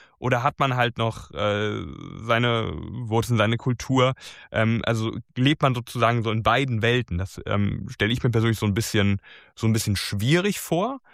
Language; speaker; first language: German; native; German